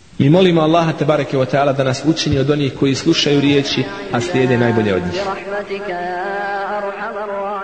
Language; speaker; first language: Bosnian; non-native, fluent; Arabic